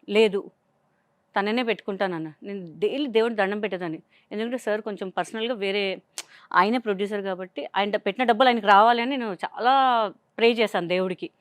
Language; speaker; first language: Telugu; non-native, local second language; Hindi